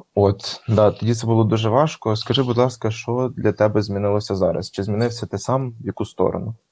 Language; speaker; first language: Ukrainian; native; Ukrainian